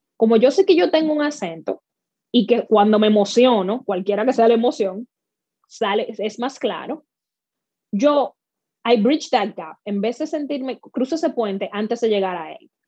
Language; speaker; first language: Spanish; native; Spanish